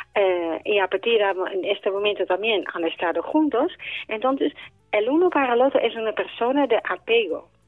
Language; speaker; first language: Spanish; non-native, fluent; Dutch